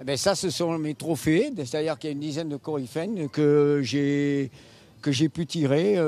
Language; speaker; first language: French; native; French